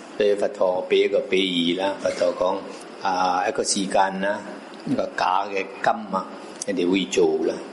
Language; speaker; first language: Cantonese; non-native, local second language; Min Nan Chinese